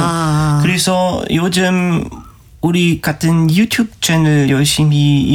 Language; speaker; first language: Korean; non-native, learner; German